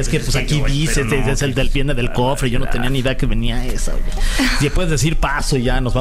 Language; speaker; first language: Spanish; native; Spanish